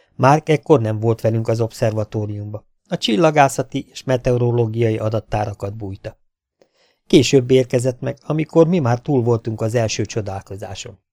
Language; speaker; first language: Hungarian; native; Hungarian